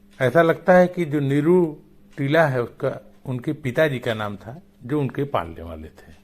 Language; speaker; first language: Hindi; native; Hindi